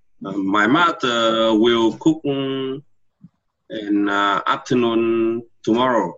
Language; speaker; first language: English; non-native, learner; Vietnamese